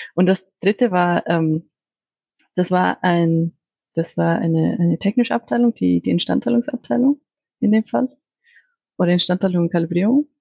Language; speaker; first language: German; non-native, fluent; Icelandic